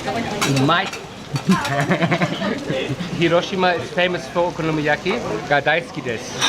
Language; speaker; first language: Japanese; non-native, learner; English